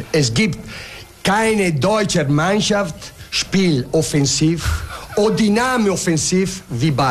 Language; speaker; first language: German; non-native, learner; Italian